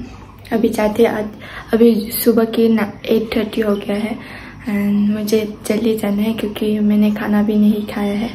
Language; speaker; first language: Hindi; non-native, local second language; Bodo